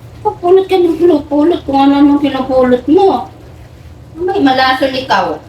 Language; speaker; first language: Filipino; non-native, local second language; Iloko